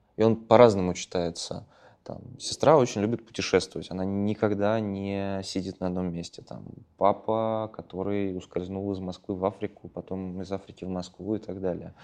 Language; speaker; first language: Russian; native; Russian